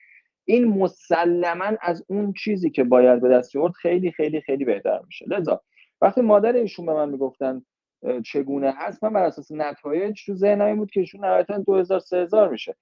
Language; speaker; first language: Persian; native; Persian